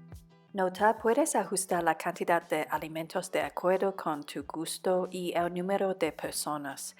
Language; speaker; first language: Spanish; non-native, fluent; Cantonese